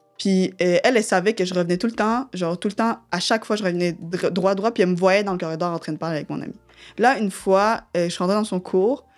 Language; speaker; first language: French; early bilingual, other home language; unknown